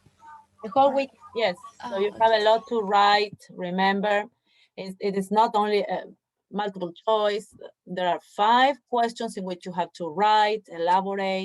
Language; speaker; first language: English; non-native, fluent; Spanish